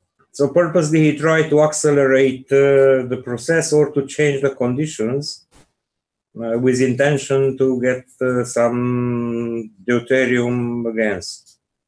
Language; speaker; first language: English; non-native, fluent; Hungarian